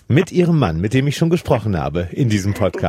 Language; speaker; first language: German; native; German